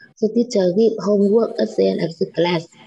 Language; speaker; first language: English; non-native, learner; Vietnamese